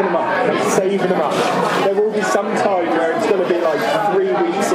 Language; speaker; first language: English; native; English